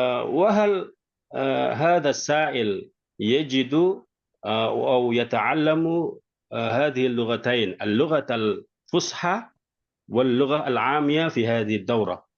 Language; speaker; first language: Arabic; non-native, fluent; Indonesian